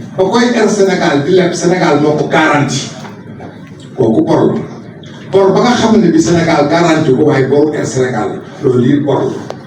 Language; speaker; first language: Wolof; non-native, local second language; Fula